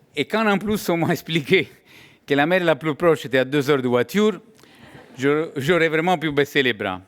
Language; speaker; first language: French; non-native, fluent; Italian